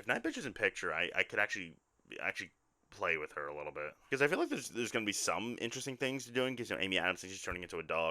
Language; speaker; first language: English; native; English